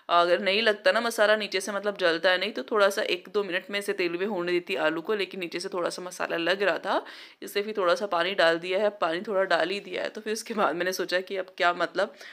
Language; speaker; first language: Hindi; non-native, local second language; Marathi